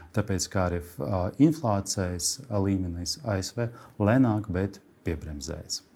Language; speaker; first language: Latvian; non-native, local second language; Russian